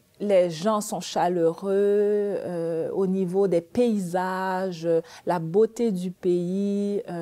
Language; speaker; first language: French; early bilingual, other home language; Haitian Creole